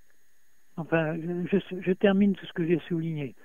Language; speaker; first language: French; native; French